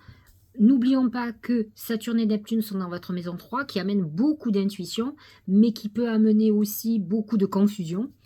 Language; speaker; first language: French; native; French